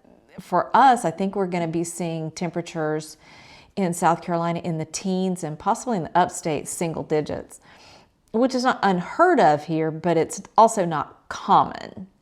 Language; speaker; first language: English; native; English